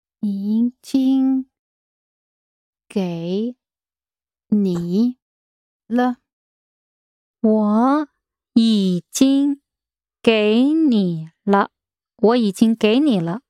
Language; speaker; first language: Chinese; non-native, learner; English